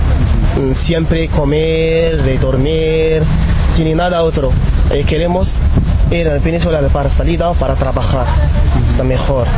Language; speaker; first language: Spanish; non-native, learner; Arabic